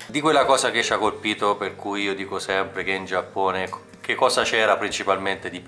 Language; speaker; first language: Italian; native; Italian